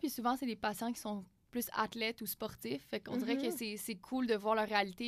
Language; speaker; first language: French; native; French